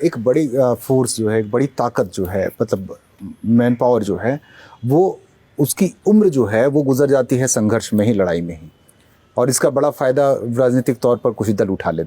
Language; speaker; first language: Hindi; native; Hindi